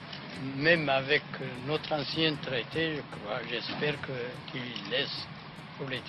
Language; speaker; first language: French; non-native, learner; Amharic